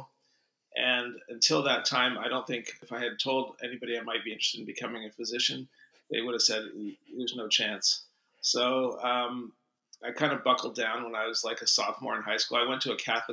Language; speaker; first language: English; native; English